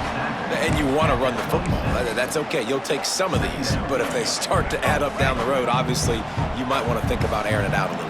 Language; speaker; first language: English; native; English